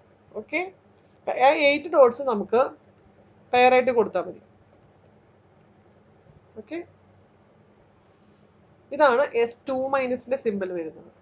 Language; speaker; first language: Malayalam; native; Malayalam